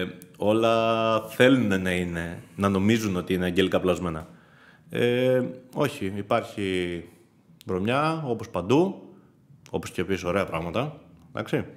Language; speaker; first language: Greek; native; Greek